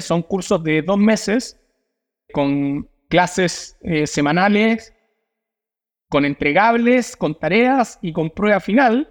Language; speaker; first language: Spanish; native; Spanish